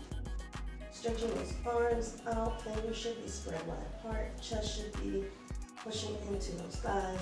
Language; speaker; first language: English; native; English